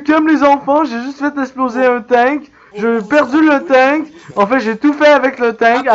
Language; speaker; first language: French; native; French